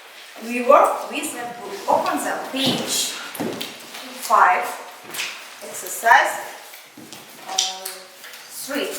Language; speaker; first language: English; non-native, learner; Kazakh